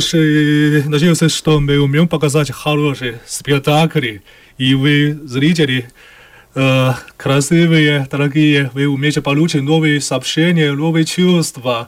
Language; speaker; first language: Russian; non-native, learner; Chinese